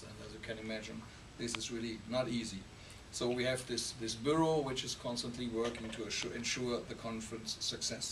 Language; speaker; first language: English; non-native, fluent; German